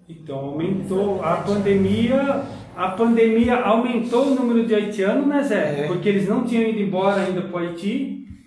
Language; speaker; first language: Portuguese; native; Portuguese